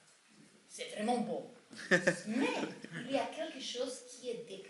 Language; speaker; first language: French; non-native, fluent; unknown